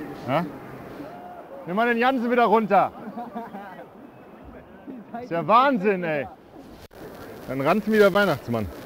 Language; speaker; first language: German; native; German